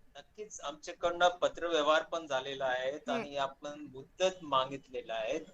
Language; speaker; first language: Marathi; non-native, local second language; Hindi